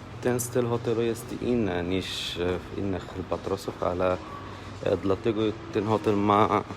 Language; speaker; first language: Polish; non-native, learner; Arabic